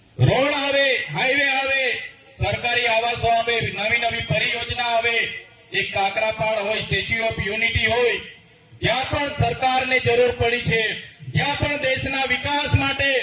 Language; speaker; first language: Gujarati; non-native, local second language; Vasavi